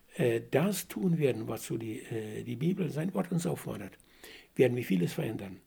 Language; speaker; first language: German; non-native, fluent; Russian